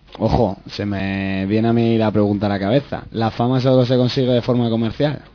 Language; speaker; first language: Spanish; native; Spanish